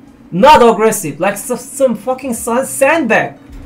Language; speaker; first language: English; non-native, learner; Korean